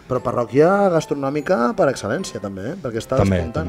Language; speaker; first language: Catalan; native; Catalan